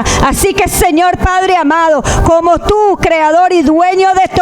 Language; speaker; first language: Spanish; native; Spanish